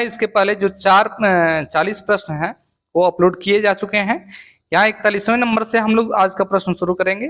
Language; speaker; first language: Hindi; native; Hindi